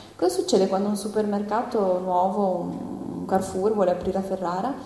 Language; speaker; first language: Italian; non-native, fluent; English